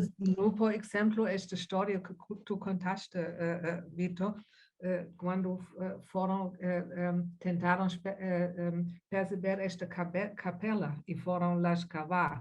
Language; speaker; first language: Portuguese; non-native, fluent; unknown